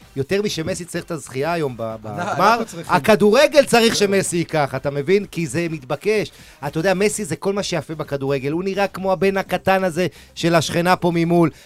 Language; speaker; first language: Hebrew; early bilingual, other home language; Spanish